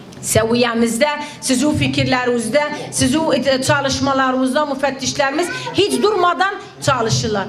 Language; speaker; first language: Turkish; non-native, learner; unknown